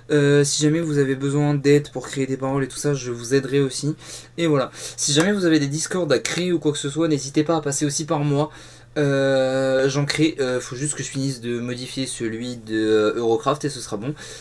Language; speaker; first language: French; native; French